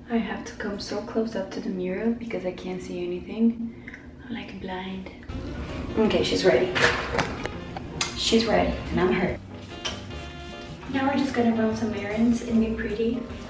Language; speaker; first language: English; non-native, fluent; Portuguese